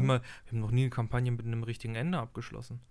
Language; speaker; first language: German; native; German